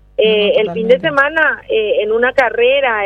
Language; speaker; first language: Spanish; native; Spanish